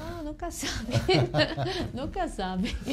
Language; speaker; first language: Portuguese; non-native, learner; English